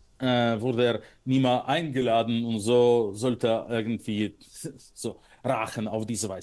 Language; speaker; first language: German; non-native, fluent; Russian